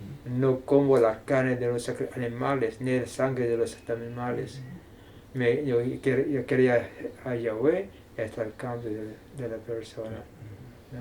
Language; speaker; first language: Spanish; non-native, fluent; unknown